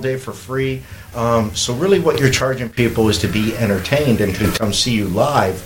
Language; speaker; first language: English; native; English